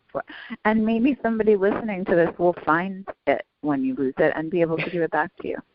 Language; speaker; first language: English; native; English